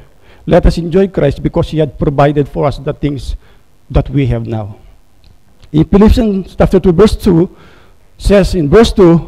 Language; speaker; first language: English; non-native, local second language; Filipino